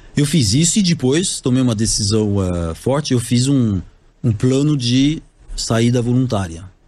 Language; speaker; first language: Portuguese; non-native, fluent; French